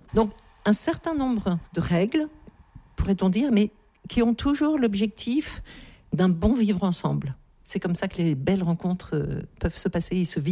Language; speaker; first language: French; native; French